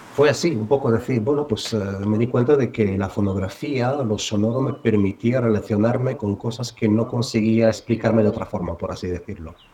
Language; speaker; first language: Spanish; non-native, fluent; Bulgarian